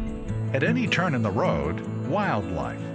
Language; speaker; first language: English; native; English